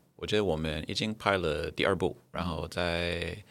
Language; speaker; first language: Chinese; non-native, fluent; English